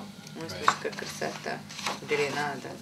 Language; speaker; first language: Russian; native; Russian